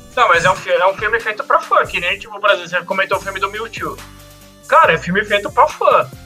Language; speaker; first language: Portuguese; native; Portuguese